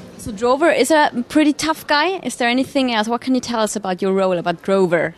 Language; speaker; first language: English; non-native, fluent; German